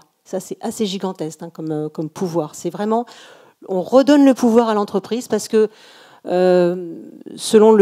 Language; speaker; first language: French; native; French